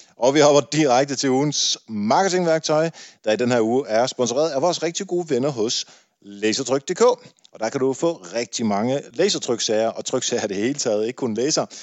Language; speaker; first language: Danish; early bilingual, other home language; Dutch